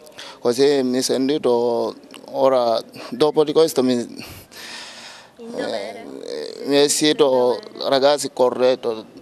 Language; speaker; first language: Italian; non-native, learner; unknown